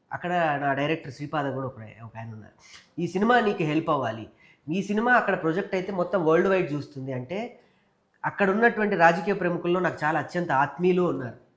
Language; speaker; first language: Telugu; native; Telugu